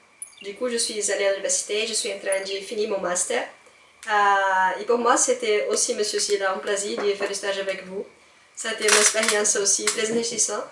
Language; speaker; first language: French; non-native, fluent; Portuguese